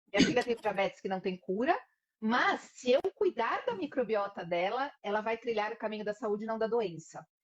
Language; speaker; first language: Portuguese; native; Portuguese